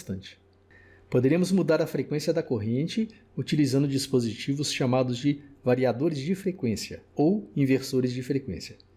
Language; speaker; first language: Portuguese; native; Portuguese